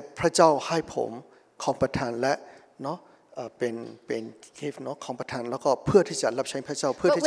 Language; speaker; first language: Thai; non-native, fluent; Burmese